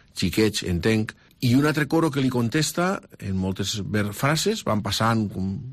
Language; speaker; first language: Catalan; native; Catalan